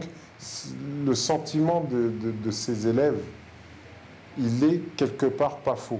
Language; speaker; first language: French; native; French